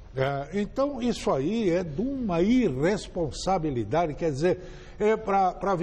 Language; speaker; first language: Portuguese; native; Portuguese